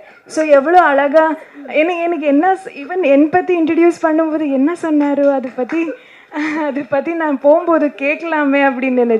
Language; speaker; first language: Tamil; non-native, learner; Kannada